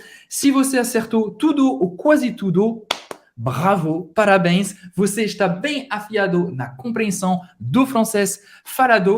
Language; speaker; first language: Portuguese; non-native, fluent; French